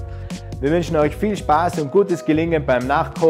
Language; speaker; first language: German; native; German